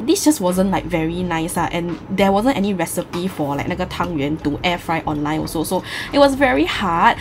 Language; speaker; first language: English; non-native, local second language; Chinese